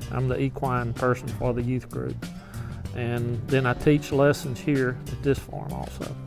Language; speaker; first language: English; native; English